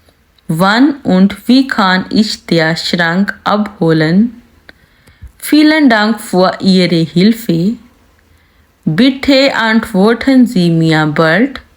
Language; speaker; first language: German; non-native, fluent; Urdu